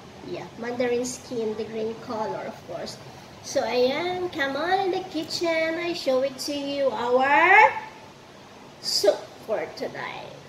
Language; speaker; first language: English; non-native, local second language; Filipino